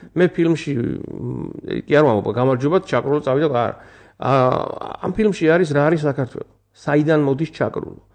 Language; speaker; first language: Georgian; native; Georgian